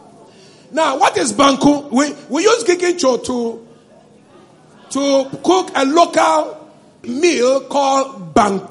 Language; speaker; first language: English; non-native, local second language; Ewe